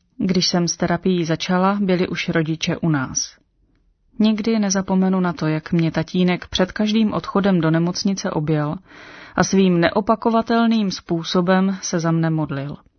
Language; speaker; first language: Czech; native; Czech